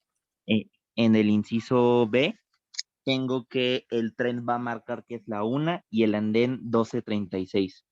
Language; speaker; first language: Spanish; native; Spanish